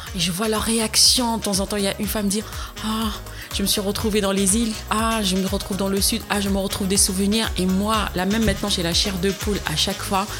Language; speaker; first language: French; non-native, local second language; Arabic